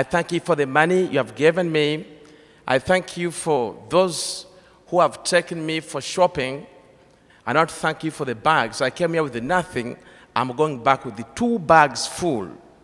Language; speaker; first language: English; non-native, local second language; Ganda